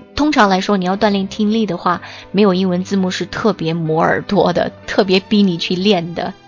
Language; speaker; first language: Chinese; native; Chinese